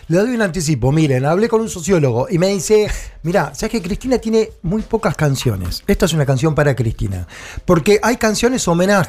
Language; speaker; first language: Spanish; native; Spanish